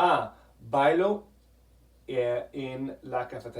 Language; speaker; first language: Spanish; non-native, fluent; English